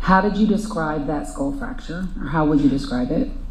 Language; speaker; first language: English; native; English